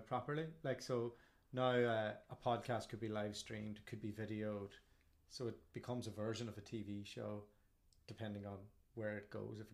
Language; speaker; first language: English; native; English